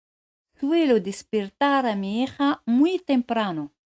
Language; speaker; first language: Spanish; non-native, fluent; French